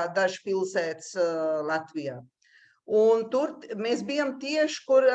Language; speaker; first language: Latvian; early bilingual, heritage; Latvian